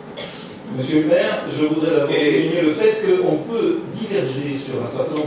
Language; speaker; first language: French; native; French